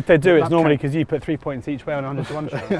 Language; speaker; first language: English; native; English